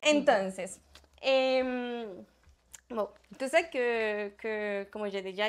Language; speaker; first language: French; non-native, learner; Spanish